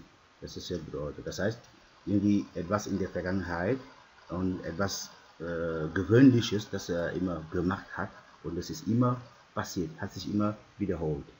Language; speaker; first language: German; non-native, fluent; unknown